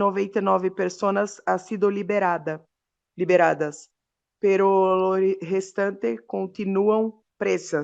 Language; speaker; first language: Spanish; non-native, learner; Portuguese